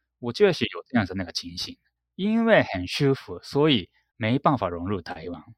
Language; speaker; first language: Chinese; non-native, fluent; Japanese